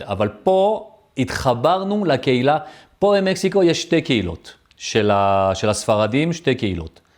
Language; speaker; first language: Hebrew; early bilingual, other home language; French